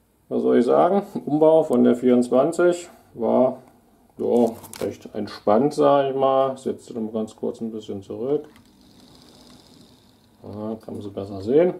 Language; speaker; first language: German; native; German